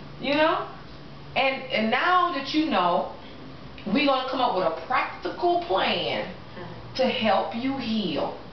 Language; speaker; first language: English; native; English